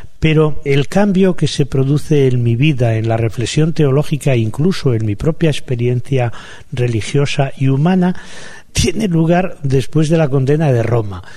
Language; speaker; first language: Spanish; native; Spanish